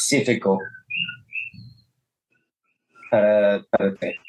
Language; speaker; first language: Spanish; non-native, learner; English